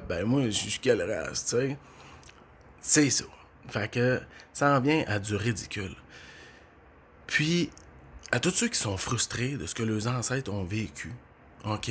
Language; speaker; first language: French; native; French